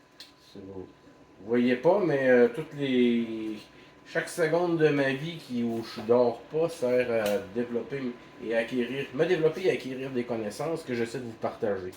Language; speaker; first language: French; native; French